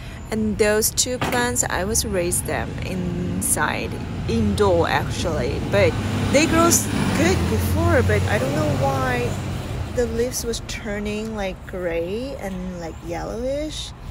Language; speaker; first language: English; non-native, fluent; Chinese